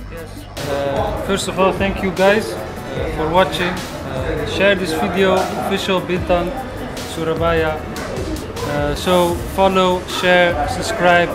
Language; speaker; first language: English; non-native, learner; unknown